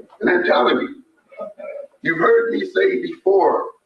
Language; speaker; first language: English; native; English